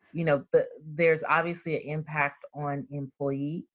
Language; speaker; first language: English; native; English